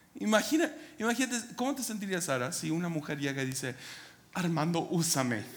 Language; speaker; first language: Spanish; non-native, fluent; English